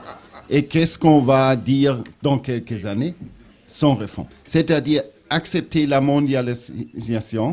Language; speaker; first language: French; non-native, learner; German